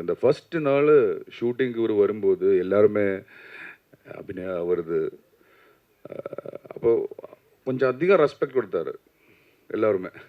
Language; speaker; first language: Tamil; non-native, learner; Malayalam